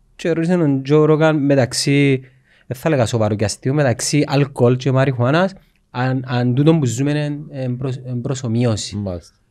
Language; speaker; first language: Greek; native; Greek